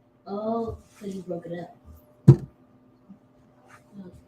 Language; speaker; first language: English; native; English